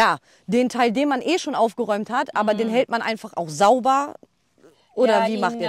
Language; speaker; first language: German; native; German